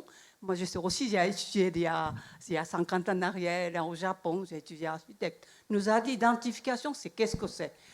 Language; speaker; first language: French; non-native, learner; Japanese